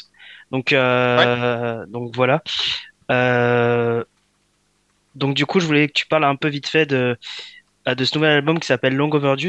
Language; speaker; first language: French; native; French